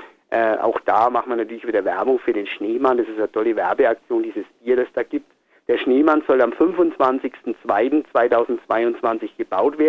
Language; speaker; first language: German; native; German